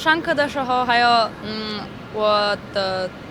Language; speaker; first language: Chinese; non-native, learner; German